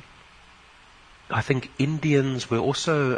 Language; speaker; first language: English; native; English